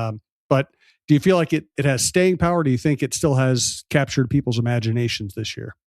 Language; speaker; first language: English; native; English